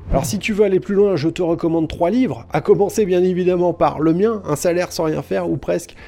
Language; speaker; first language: French; native; French